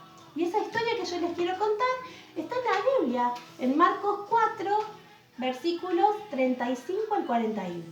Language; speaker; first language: Spanish; native; Spanish